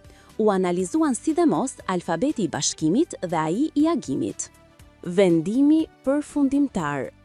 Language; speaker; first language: Albanian; native; Albanian